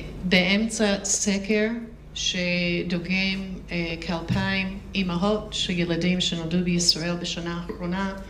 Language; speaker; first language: Hebrew; non-native, fluent; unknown